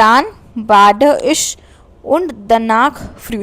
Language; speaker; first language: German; non-native, fluent; Hindi